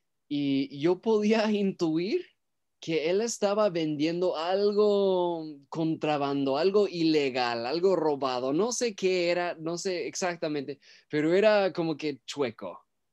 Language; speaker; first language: Spanish; native; Spanish